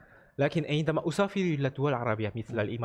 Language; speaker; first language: Arabic; non-native, learner; Korean